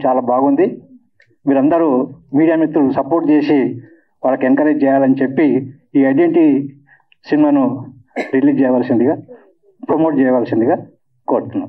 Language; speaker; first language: Telugu; native; Telugu